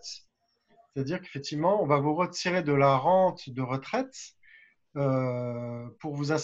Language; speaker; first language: French; native; French